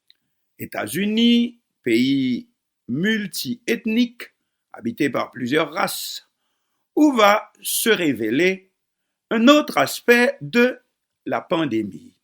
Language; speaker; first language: French; non-native, local second language; Haitian Creole